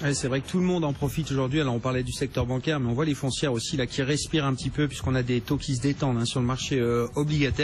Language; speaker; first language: French; native; French